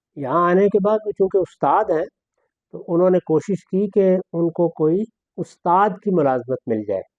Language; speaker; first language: Urdu; non-native, local second language; Punjabi